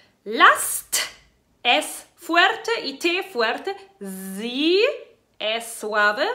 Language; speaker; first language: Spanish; non-native, fluent; German